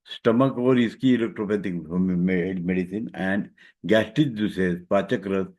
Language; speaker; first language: Hindi; non-native, local second language; Marathi